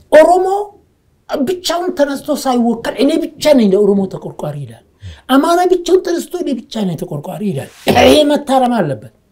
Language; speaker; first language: Amharic; non-native, local second language; Oromo